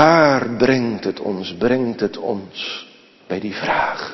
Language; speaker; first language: Dutch; native; Dutch